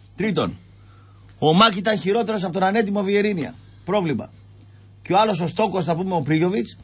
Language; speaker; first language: Greek; native; Greek